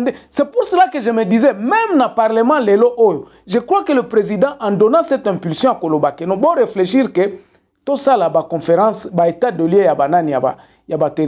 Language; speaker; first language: French; non-native, local second language; Lingala